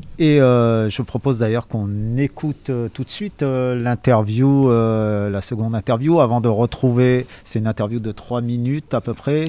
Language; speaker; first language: French; native; French